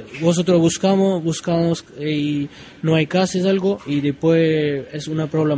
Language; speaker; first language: Spanish; non-native, learner; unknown